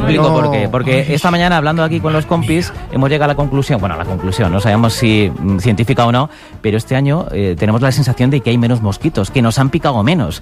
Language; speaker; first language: Spanish; native; Spanish